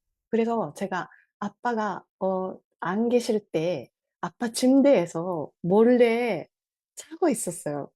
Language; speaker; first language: Korean; non-native, fluent; Japanese